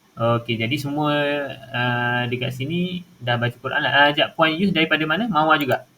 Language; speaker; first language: Malay; native; Malay